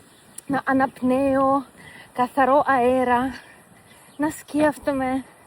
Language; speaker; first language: Greek; non-native, fluent; Russian